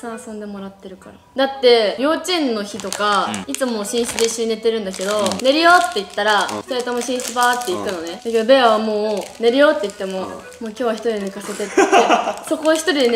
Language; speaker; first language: Japanese; native; Japanese